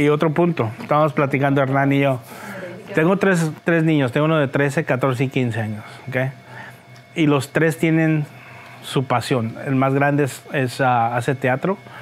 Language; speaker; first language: Spanish; early bilingual, heritage; Spanish